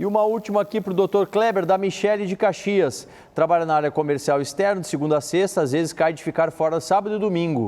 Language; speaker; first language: Portuguese; native; Portuguese